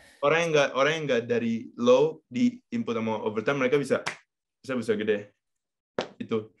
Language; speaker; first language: Indonesian; native; Indonesian